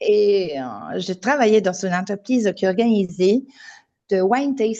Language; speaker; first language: French; non-native, fluent; Italian